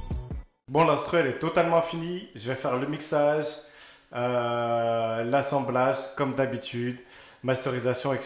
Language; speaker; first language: French; native; French